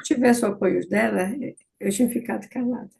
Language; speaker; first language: Portuguese; native; Portuguese